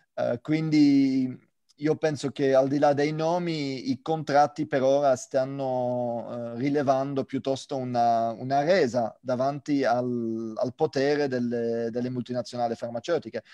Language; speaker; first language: Italian; non-native, fluent; French